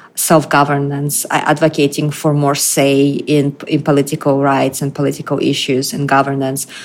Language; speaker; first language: English; non-native, fluent; Russian